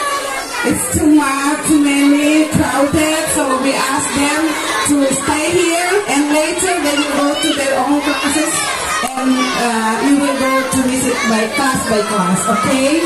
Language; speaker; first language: English; non-native, learner; Indonesian